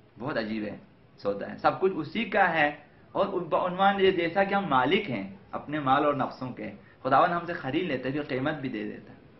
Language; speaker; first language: Urdu; non-native, local second language; Balti